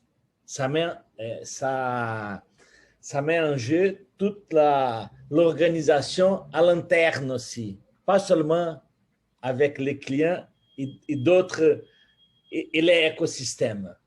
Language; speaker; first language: French; non-native, fluent; Portuguese